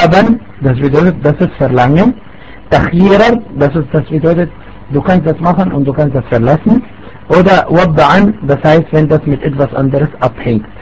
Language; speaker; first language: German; non-native, fluent; Arabic